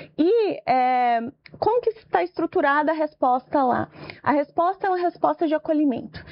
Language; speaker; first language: Portuguese; native; Portuguese